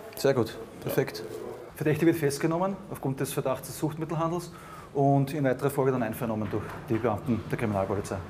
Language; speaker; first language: German; native; German